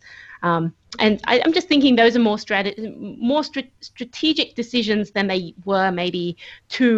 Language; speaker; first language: English; native; English